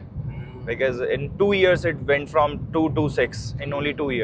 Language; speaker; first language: English; non-native, local second language; Hindi